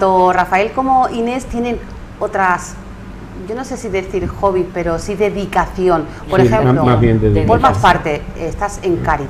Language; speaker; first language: Spanish; native; Spanish